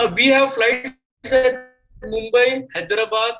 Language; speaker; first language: English; non-native, local second language; Marathi